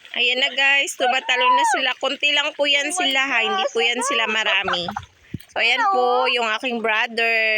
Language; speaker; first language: Filipino; non-native, local second language; Cebuano